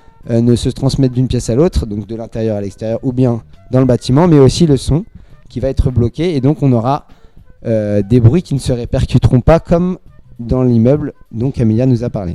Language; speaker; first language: French; native; French